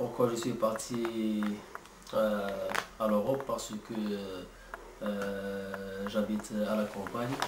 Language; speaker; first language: French; non-native, learner; Arabic